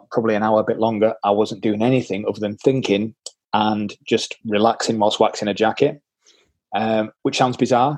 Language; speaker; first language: English; native; English